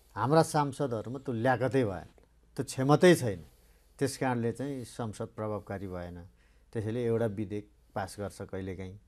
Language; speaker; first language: Nepali; native; Nepali